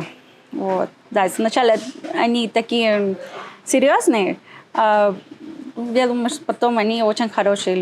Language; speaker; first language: Russian; non-native, learner; Spanish